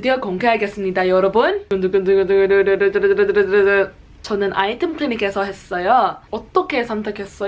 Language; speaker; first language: Korean; early bilingual, heritage; Korean